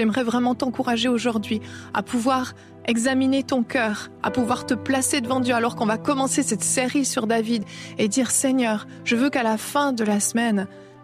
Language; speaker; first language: French; native; French